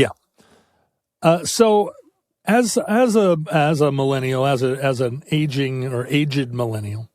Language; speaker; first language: English; native; English